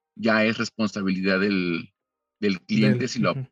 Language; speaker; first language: Spanish; native; Spanish